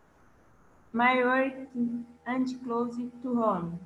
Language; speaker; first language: English; non-native, learner; Portuguese